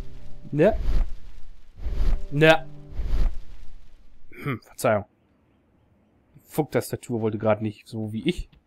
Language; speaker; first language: German; native; German